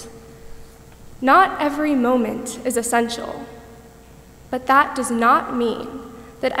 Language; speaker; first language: English; native; English